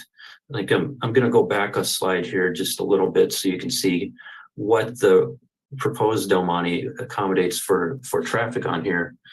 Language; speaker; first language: English; native; English